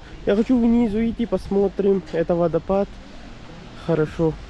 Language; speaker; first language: Russian; non-native, learner; Urdu